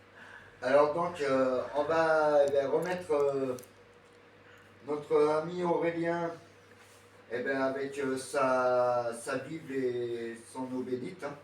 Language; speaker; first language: French; native; French